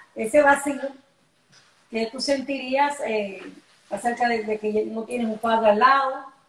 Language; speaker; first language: Spanish; native; Spanish